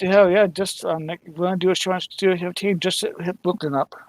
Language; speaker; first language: English; native; English